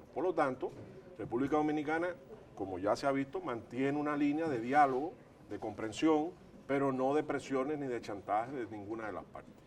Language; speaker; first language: Spanish; native; Spanish